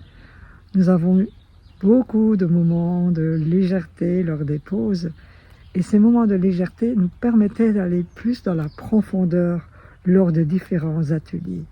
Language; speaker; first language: French; native; French